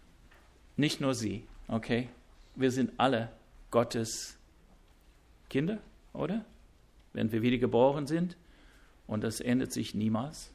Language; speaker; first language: German; non-native, fluent; English